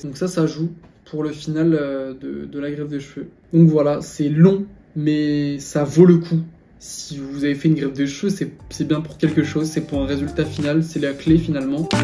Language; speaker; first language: French; native; French